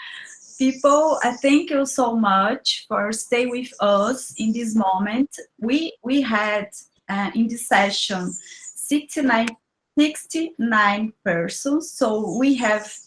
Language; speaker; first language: English; non-native, learner; Portuguese